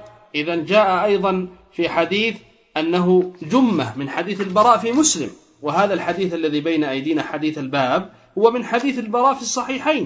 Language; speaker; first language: Arabic; native; Arabic